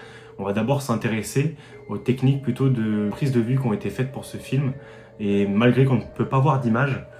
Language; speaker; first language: French; native; French